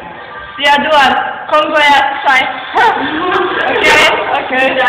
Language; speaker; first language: Danish; early bilingual, other home language; Polish